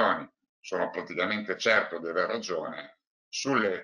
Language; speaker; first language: Italian; native; Italian